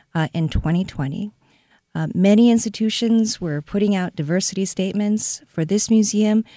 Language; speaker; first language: English; non-native, fluent; Korean